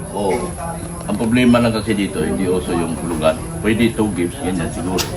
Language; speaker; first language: Filipino; non-native, local second language; Cebuano